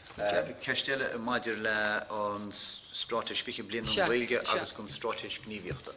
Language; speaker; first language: Irish; native; Irish